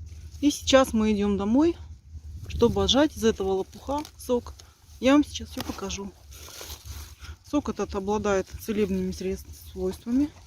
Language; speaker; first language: Russian; native; Russian